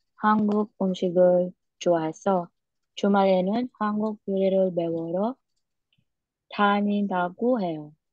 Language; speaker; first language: Korean; non-native, learner; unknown